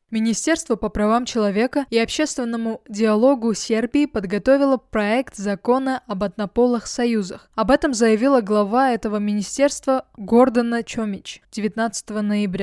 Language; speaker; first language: Russian; native; Russian